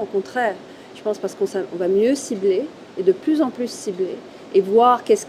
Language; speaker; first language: French; native; French